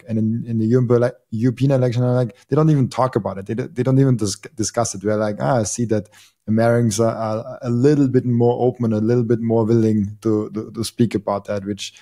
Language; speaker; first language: English; non-native, fluent; German